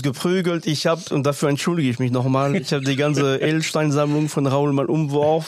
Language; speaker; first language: German; non-native, fluent; French